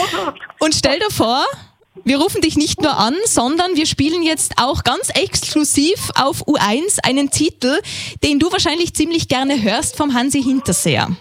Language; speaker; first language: German; native; German